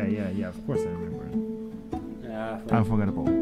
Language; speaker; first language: English; non-native, learner; Japanese